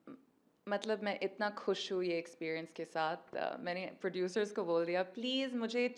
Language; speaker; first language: Hindi; non-native, learner; English